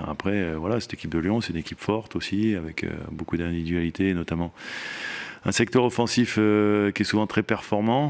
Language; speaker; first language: French; native; French